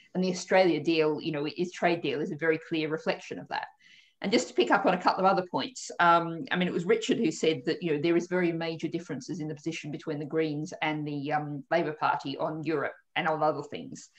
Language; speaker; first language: English; native; English